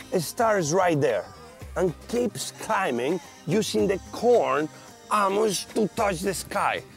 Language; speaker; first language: English; non-native, fluent; Spanish